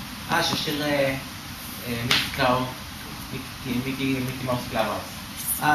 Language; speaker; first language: Hebrew; native; Hebrew